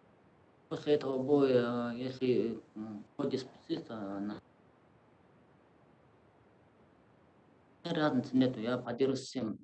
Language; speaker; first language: Russian; non-native, local second language; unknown